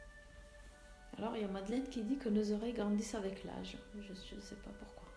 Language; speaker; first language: French; native; French